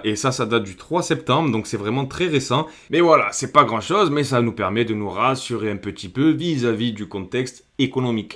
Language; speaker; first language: French; native; French